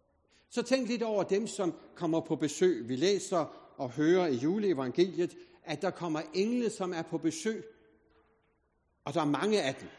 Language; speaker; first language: Danish; native; Danish